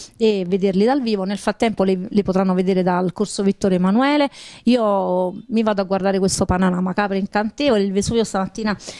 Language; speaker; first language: Italian; native; Italian